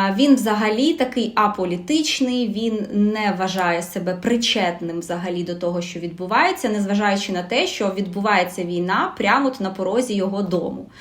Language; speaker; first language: Ukrainian; non-native, local second language; Russian